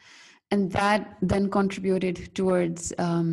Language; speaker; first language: English; non-native, local second language; Urdu